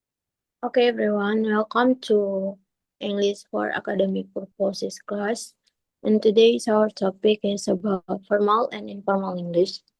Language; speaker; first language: English; non-native, learner; Indonesian